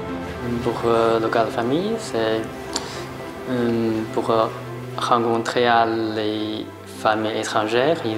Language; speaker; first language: French; non-native, learner; Chinese